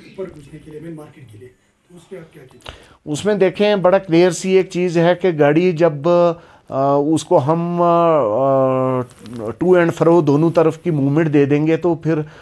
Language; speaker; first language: Hindi; non-native, local second language; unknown